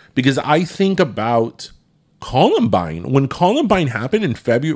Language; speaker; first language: English; early bilingual, other home language; Spanish